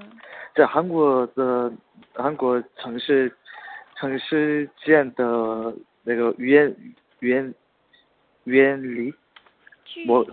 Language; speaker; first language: Chinese; non-native, learner; Korean